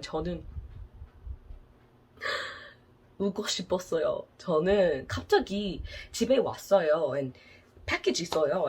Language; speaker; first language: Korean; non-native, learner; English